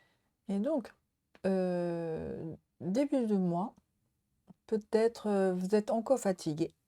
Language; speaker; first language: French; non-native, learner; Japanese